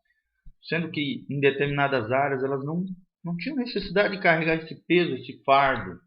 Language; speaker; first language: Portuguese; native; Portuguese